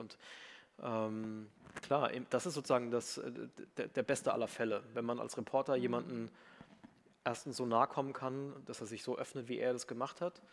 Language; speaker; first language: German; native; German